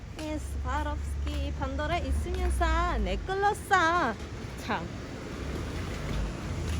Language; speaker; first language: Korean; non-native, learner; Vietnamese